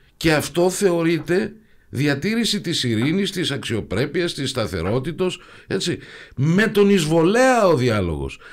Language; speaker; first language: Greek; native; Greek